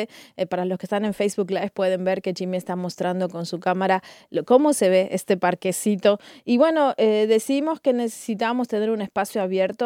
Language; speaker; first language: Spanish; native; Spanish